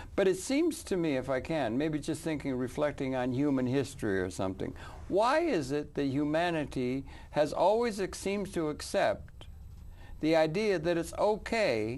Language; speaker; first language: English; native; English